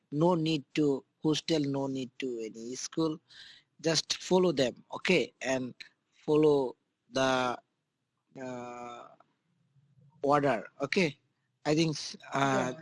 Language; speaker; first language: English; non-native, local second language; Bangla